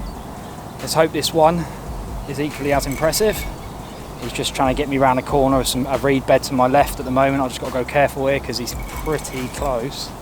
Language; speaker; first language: English; native; English